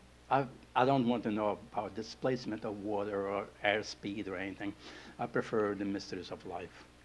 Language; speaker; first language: English; non-native, fluent; Lithuanian